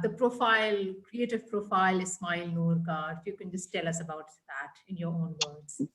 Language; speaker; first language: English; non-native, local second language; Hindi